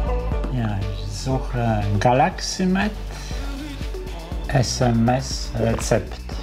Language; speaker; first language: German; non-native, learner; Polish